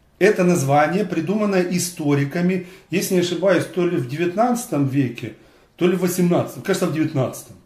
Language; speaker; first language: Russian; native; Russian